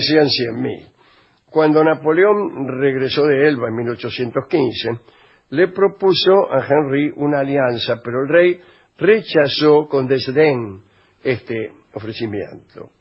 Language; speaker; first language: Spanish; native; Spanish